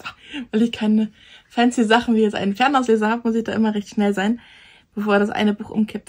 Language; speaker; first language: German; native; German